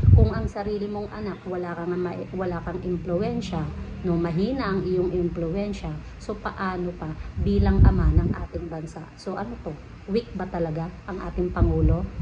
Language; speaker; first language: Filipino; native; Filipino